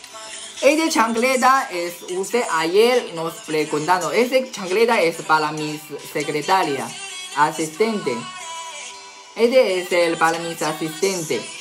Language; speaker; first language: Spanish; non-native, learner; Chinese